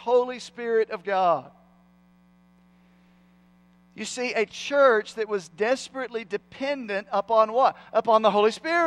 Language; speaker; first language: English; native; English